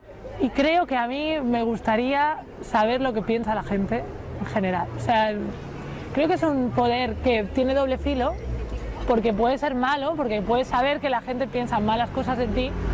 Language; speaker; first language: Spanish; native; Spanish